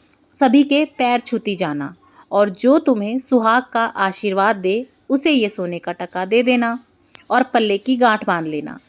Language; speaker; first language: Hindi; native; Hindi